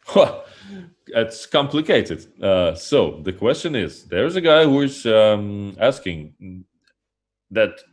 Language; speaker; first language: English; non-native, fluent; Russian